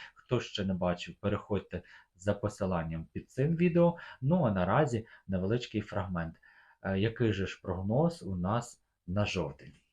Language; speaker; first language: Ukrainian; native; Ukrainian